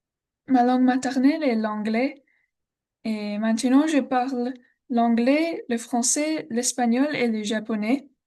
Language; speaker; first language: French; non-native, learner; English